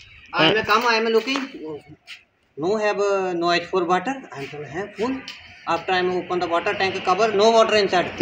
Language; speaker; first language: English; non-native, learner; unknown